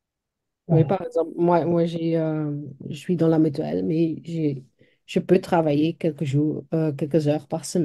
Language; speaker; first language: French; non-native, local second language; Dutch